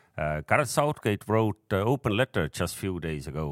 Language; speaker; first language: English; non-native, fluent; Estonian